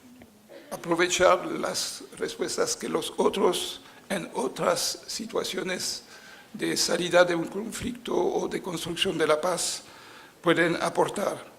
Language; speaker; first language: Spanish; non-native, fluent; French